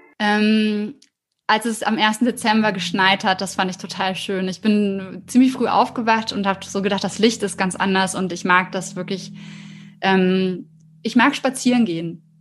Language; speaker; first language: German; native; German